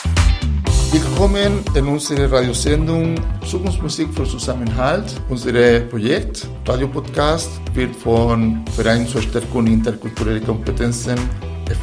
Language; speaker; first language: German; non-native, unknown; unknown